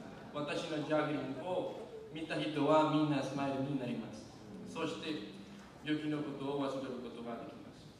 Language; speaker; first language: Japanese; non-native, learner; Spanish